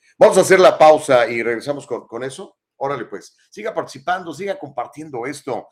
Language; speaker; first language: Spanish; native; Spanish